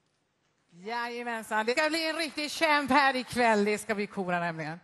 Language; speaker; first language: Swedish; native; Swedish